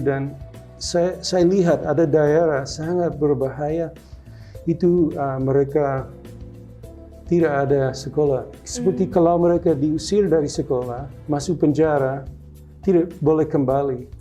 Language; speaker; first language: Indonesian; non-native, local second language; English